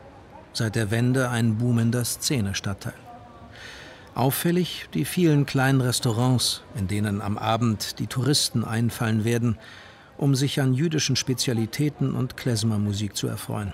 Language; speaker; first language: German; native; German